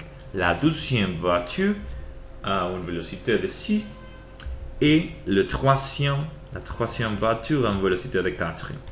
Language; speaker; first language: French; non-native, learner; Spanish